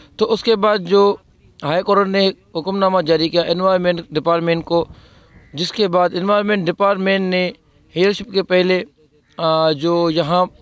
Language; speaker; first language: Urdu; non-native, local second language; Sindhi